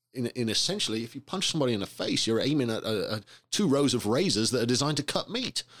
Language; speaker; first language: English; native; English